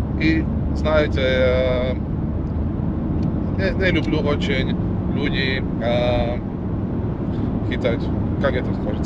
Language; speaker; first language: Russian; non-native, learner; Slovak